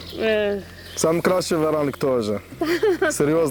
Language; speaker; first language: Ukrainian; non-native, learner; Arabic